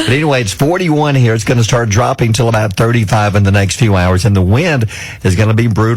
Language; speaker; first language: English; native; English